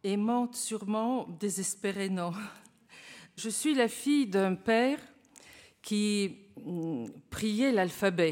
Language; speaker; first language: French; non-native, fluent; Bulgarian